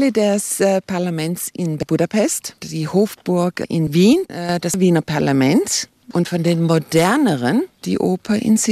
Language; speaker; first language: German; native; German